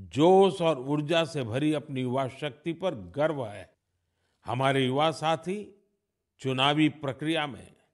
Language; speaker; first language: Hindi; non-native, local second language; Gujarati